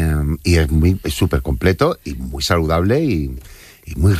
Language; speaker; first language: Spanish; native; Spanish